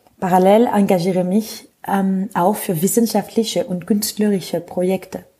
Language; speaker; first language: German; non-native, fluent; French